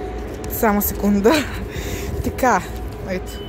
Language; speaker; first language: Bulgarian; native; Bulgarian